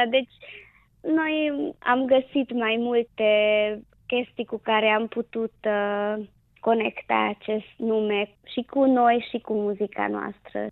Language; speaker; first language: Romanian; non-native, local second language; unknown